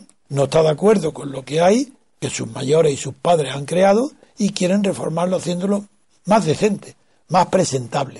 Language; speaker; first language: Spanish; native; Spanish